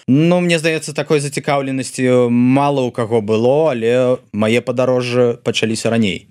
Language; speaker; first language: Belarusian; non-native, local second language; Russian